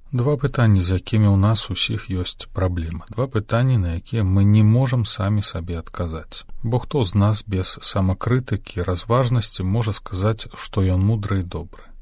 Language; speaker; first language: Belarusian; native; Belarusian